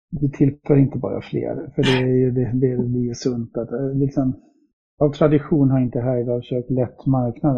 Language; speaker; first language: Swedish; native; Swedish